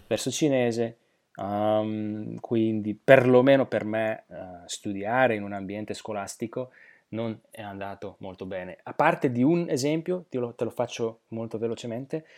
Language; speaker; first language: Italian; non-native, fluent; Slovak